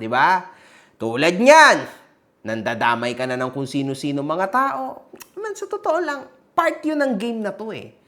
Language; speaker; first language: Filipino; early bilingual, heritage; Filipino